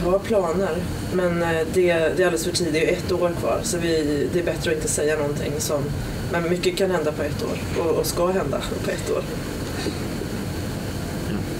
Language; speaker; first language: Swedish; native; Swedish